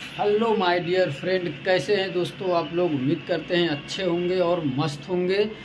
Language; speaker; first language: Hindi; native; Hindi